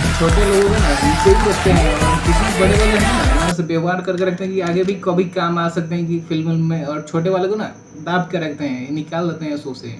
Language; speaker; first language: Hindi; native; Hindi